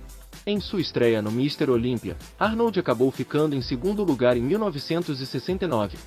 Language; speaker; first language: Portuguese; native; Portuguese